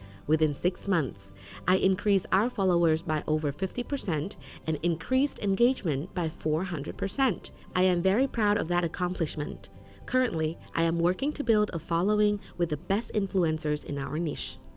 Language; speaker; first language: English; non-native, fluent; Vietnamese